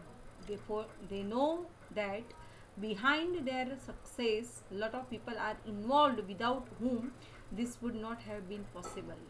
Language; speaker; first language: English; non-native, local second language; Gujarati